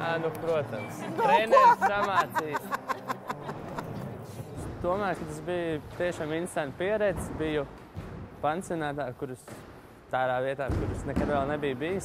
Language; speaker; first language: Latvian; native; Latvian